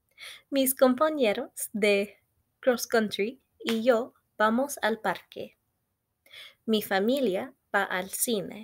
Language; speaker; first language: Spanish; non-native, fluent; English